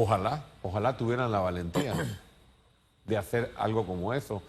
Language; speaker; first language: Spanish; native; Spanish